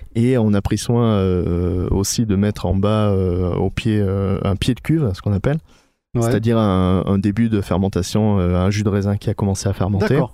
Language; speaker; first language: French; native; French